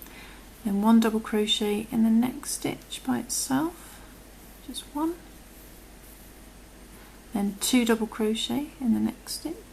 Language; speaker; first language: English; native; English